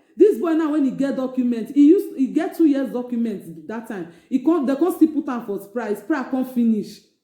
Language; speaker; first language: Nigerian Pidgin; native; Nigerian Pidgin